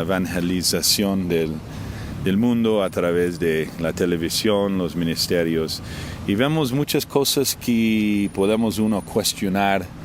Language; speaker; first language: Spanish; non-native, fluent; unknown